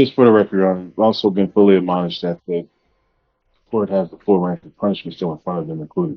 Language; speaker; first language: English; native; English